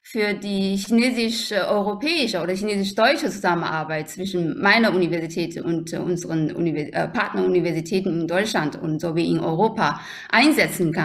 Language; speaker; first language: German; non-native, fluent; Chinese